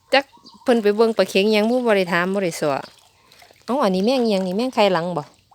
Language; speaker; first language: Thai; native; Thai